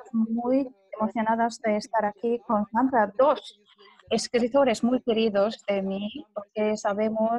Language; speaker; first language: Spanish; non-native, fluent; Turkish